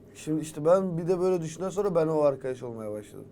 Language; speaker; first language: Turkish; early bilingual, heritage; Turkish